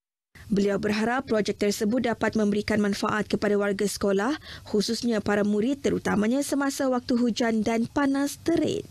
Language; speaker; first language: Malay; native; Malay